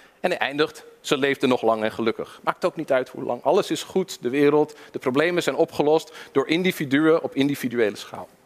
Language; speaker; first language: Dutch; early bilingual, other home language; English